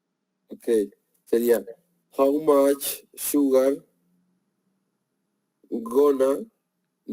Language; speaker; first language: English; non-native, learner; Spanish